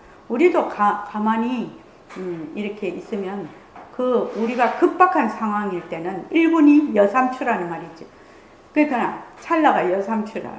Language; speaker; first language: Korean; native; Korean